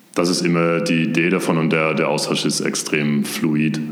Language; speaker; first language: German; native; German